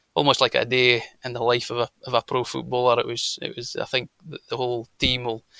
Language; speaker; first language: English; native; English